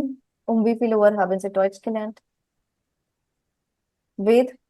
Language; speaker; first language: German; non-native, fluent; Marathi